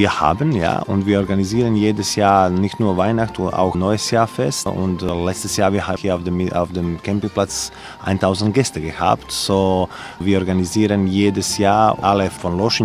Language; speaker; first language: German; non-native, learner; Croatian